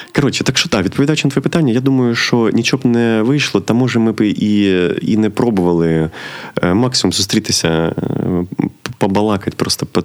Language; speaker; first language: Ukrainian; native; Ukrainian